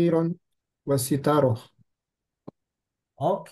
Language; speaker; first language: Arabic; non-native, learner; Indonesian